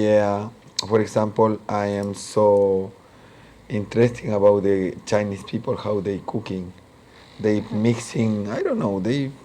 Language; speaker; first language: English; non-native, local second language; Spanish